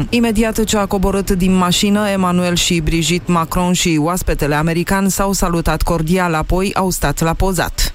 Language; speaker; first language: Romanian; native; Romanian